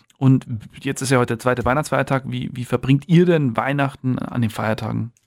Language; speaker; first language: German; native; German